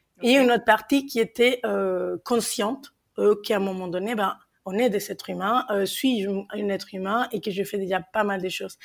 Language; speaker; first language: French; non-native, fluent; Spanish